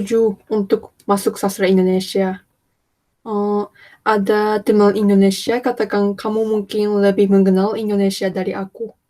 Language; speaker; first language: Indonesian; non-native, learner; Japanese